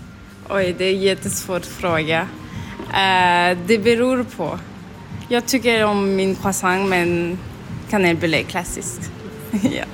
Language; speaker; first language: Swedish; non-native, fluent; French